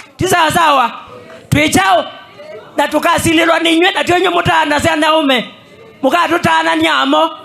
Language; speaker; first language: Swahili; non-native, local second language; Kamba